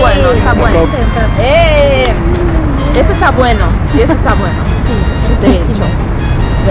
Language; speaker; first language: Spanish; non-native, fluent; Portuguese